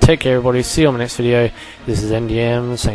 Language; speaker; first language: English; native; English